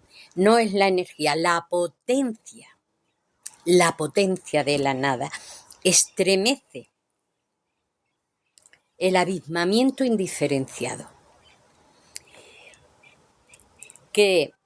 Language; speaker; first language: Spanish; native; Spanish